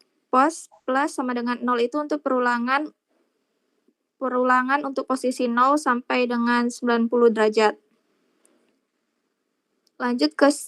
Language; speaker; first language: Indonesian; native; Indonesian